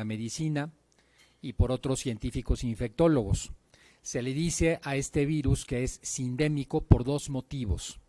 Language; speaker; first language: Spanish; native; Spanish